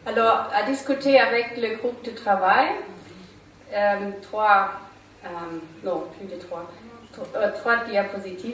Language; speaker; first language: French; non-native, learner; German